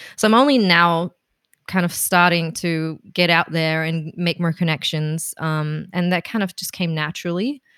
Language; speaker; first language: English; non-native, fluent; German